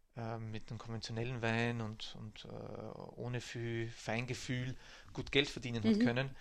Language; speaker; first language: German; native; German